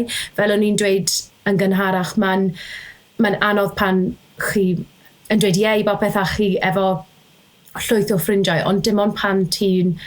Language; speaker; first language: Welsh; native; Welsh